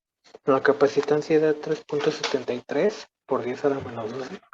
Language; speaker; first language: Spanish; native; Spanish